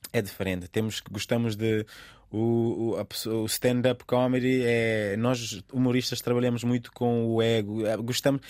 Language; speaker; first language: Portuguese; non-native, local second language; Kabuverdianu